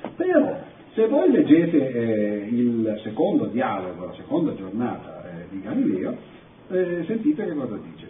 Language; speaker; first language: Italian; native; Italian